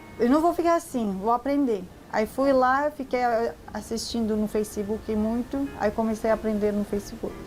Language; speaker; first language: Portuguese; non-native, learner; Arabic